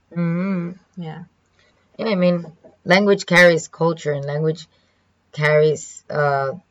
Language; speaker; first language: English; non-native, fluent; Spanish